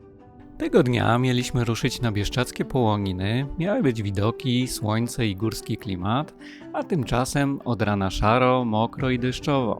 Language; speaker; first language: Polish; native; Polish